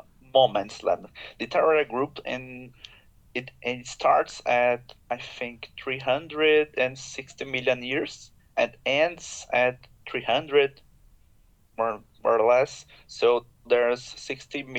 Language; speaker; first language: English; non-native, fluent; Portuguese